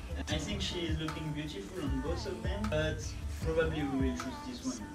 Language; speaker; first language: English; non-native, fluent; French